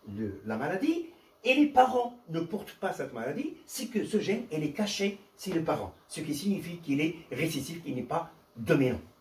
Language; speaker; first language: French; non-native, local second language; Arabic